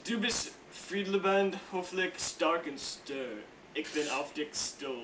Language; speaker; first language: German; non-native, learner; English